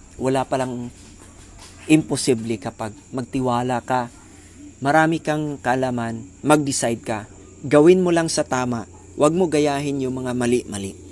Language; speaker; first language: Filipino; non-native, local second language; Cebuano